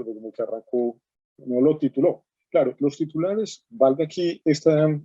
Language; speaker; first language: Spanish; native; Spanish